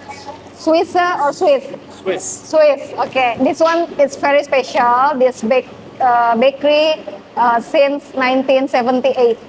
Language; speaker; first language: English; non-native, fluent; Indonesian